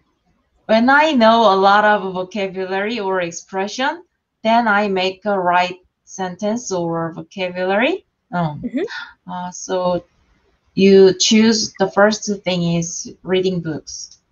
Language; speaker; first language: English; non-native, learner; Korean